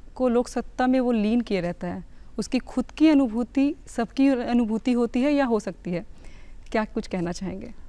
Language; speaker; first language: Hindi; native; Hindi